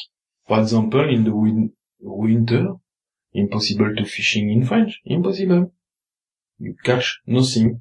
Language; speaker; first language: English; non-native, learner; French